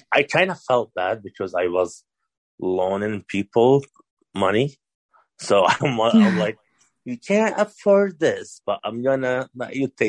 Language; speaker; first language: English; non-native, fluent; Arabic